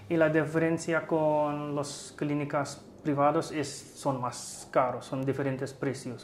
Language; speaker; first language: Spanish; non-native, fluent; English